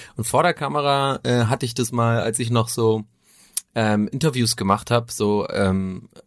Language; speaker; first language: German; non-native, fluent; English